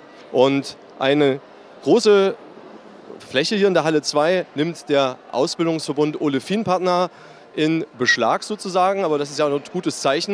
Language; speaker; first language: German; native; German